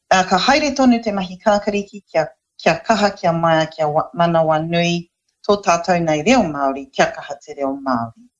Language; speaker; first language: Māori; non-native, local second language; English